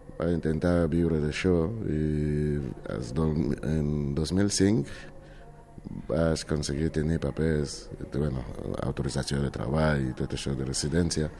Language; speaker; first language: Catalan; non-native, fluent; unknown